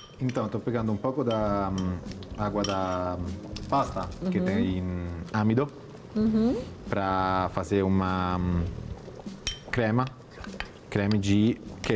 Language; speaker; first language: Portuguese; non-native, fluent; Italian